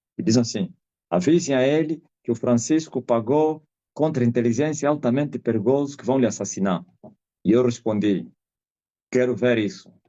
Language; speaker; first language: Portuguese; non-native, local second language; Kongo